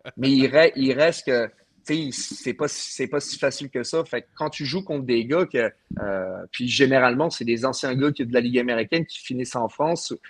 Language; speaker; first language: French; non-native, fluent; English